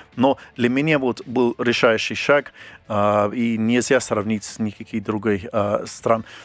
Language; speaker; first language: Russian; non-native, fluent; English